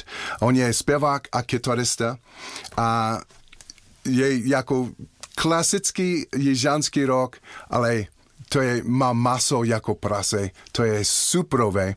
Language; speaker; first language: Czech; non-native, learner; English